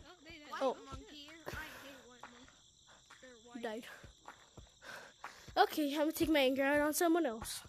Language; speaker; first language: English; native; English